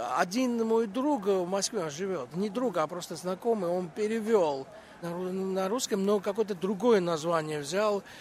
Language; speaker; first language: Russian; non-native, local second language; Georgian